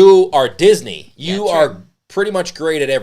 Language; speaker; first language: English; native; English